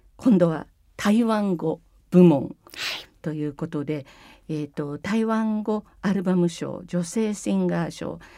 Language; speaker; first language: Japanese; native; Japanese